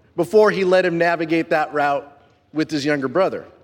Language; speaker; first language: English; non-native, fluent; Spanish